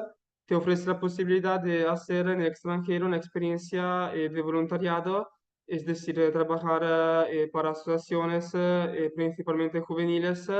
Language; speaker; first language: Spanish; non-native, learner; Italian